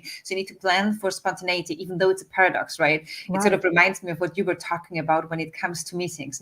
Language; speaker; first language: English; non-native, fluent; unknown